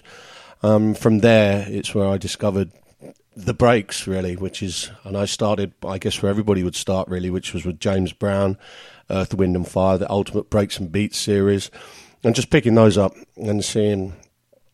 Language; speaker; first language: English; native; English